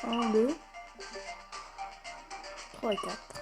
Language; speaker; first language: French; native; French